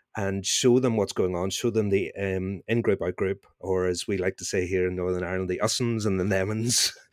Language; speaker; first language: English; native; English